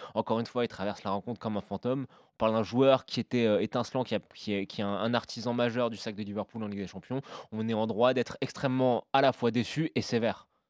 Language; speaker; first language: French; native; French